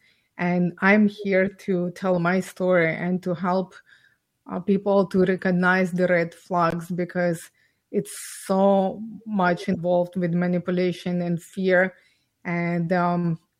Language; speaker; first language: English; non-native, fluent; Ukrainian